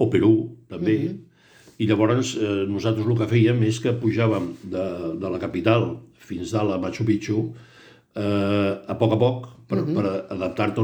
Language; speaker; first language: Catalan; native; Catalan